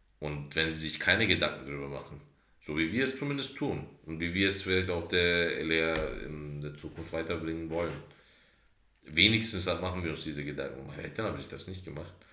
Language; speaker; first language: German; early bilingual, other home language; Turkish